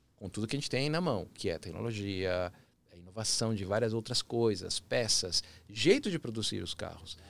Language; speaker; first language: Portuguese; early bilingual, other home language; Spanish